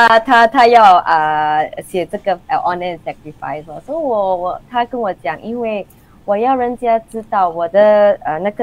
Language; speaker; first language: Chinese; non-native, local second language; English